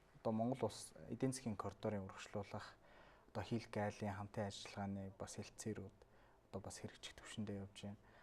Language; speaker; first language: Mongolian; native; Mongolian